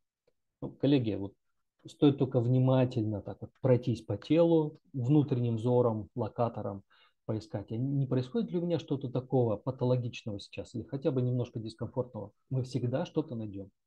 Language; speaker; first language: Russian; native; Russian